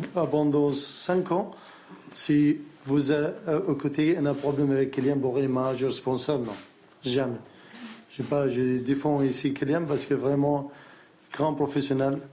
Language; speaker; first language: French; non-native, learner; Arabic